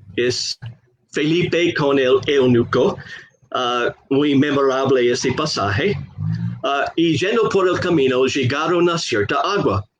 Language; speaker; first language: Spanish; non-native, fluent; English